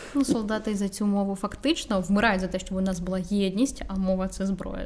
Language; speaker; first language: Ukrainian; non-native, local second language; Russian